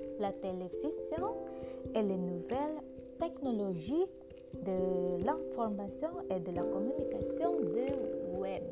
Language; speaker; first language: French; non-native, learner; Indonesian